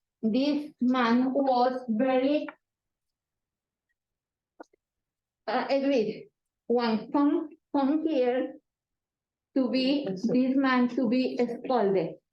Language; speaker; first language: English; non-native, learner; Spanish